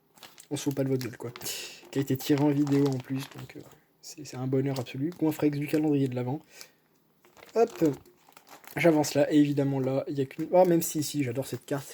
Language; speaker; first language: French; native; French